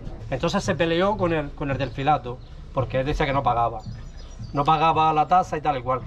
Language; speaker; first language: Spanish; native; Spanish